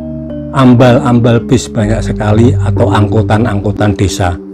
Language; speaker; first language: Indonesian; native; Indonesian